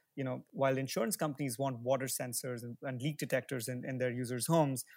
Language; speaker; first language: English; non-native, local second language; Hindi